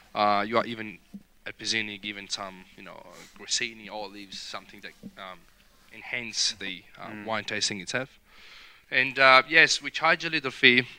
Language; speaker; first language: English; non-native, fluent; Italian